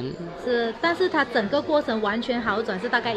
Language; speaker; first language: Chinese; native; Chinese